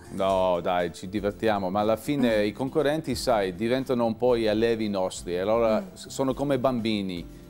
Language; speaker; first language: Italian; early bilingual, other home language; English